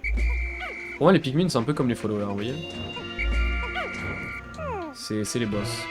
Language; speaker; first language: French; native; French